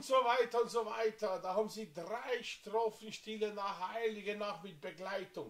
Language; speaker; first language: German; non-native, fluent; Slovenian